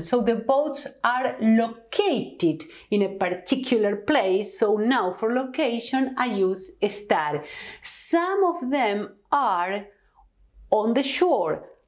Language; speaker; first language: English; non-native, fluent; Spanish